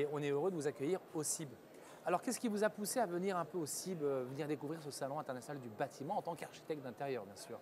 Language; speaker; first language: French; non-native, local second language; Arabic